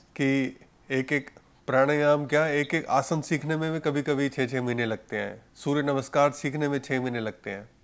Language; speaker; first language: Hindi; native; Hindi